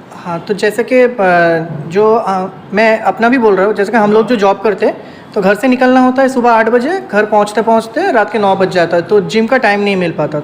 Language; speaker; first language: Hindi; non-native, local second language; Bangla